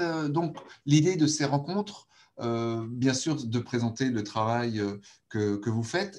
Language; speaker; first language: French; native; French